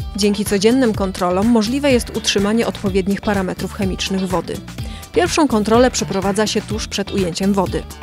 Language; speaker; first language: Polish; native; Polish